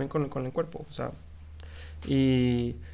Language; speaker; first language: Spanish; native; Spanish